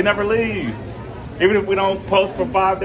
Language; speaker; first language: English; native; English